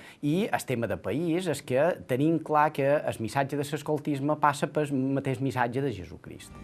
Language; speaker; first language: Catalan; native; Catalan